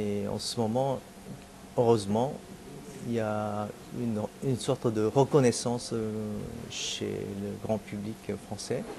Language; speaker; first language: French; non-native, fluent; Korean